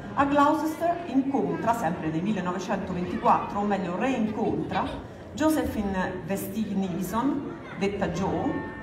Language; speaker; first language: Italian; native; Italian